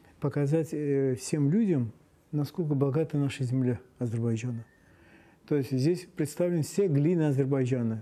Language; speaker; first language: Russian; non-native, local second language; Azerbaijani